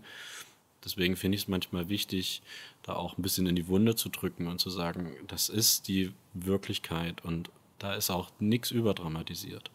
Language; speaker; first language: German; native; German